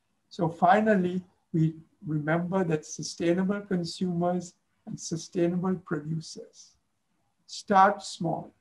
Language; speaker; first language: English; non-native, local second language; Sinhala